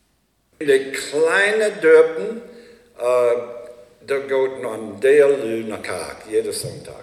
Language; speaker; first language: German; early bilingual, heritage; Low German